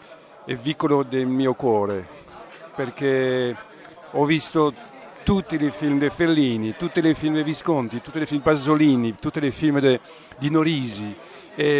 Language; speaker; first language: Italian; non-native, learner; French